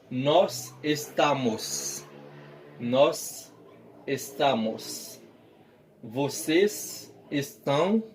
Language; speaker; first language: Portuguese; non-native, learner; Haitian Creole